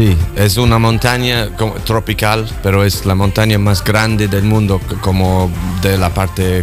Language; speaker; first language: Spanish; non-native, fluent; English